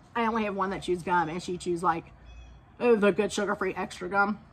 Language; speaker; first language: English; native; English